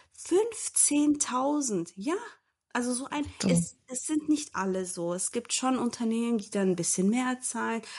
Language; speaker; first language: German; early bilingual, other home language; Turkish